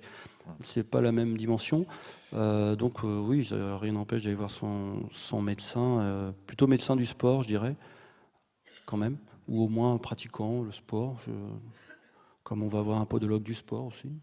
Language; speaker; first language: French; native; French